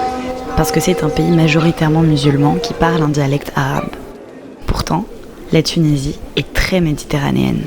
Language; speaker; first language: French; native; French